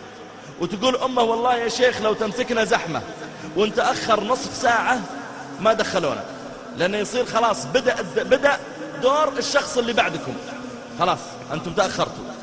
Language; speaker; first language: Arabic; native; Arabic